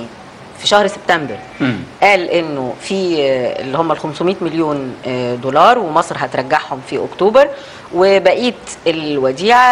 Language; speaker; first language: Arabic; native; Arabic